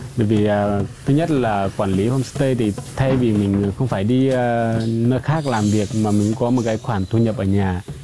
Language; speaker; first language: Vietnamese; non-native, local second language; Iu Mien